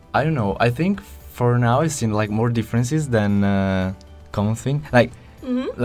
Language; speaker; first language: English; non-native, fluent; Italian